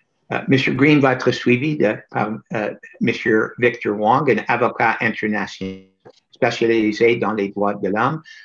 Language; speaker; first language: French; non-native, fluent; English